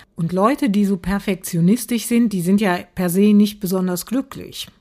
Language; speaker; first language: German; native; German